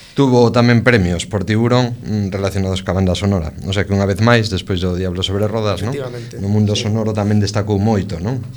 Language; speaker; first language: Galician; non-native, local second language; Spanish